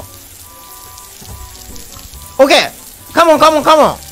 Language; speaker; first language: Japanese; native; Japanese